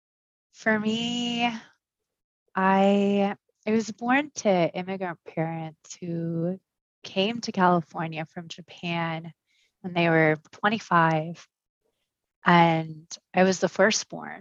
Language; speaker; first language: English; early bilingual, other home language; Japanese